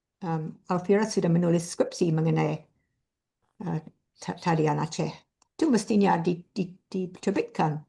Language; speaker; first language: Indonesian; non-native, fluent; English